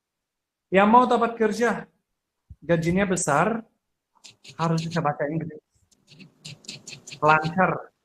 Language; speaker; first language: Indonesian; non-native, fluent; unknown